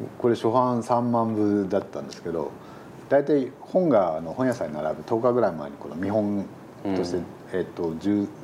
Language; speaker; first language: Japanese; native; Japanese